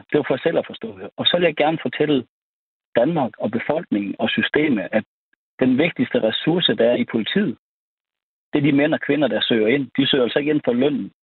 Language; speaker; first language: Danish; native; Danish